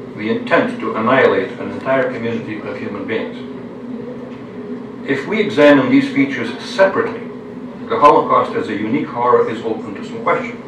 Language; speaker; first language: English; non-native, fluent; Lithuanian